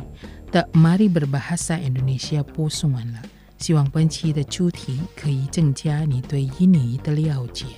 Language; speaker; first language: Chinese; non-native, fluent; Indonesian